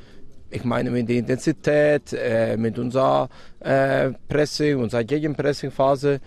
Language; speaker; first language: German; non-native, fluent; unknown